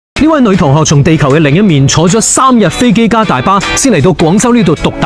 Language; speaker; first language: Cantonese; native; Cantonese